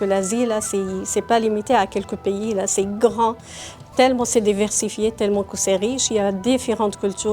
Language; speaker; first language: French; non-native, fluent; Arabic